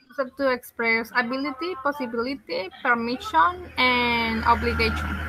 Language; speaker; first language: English; non-native, learner; Spanish